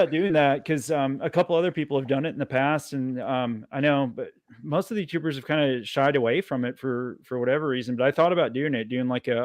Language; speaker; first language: English; native; English